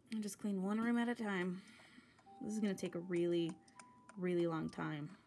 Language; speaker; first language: English; native; English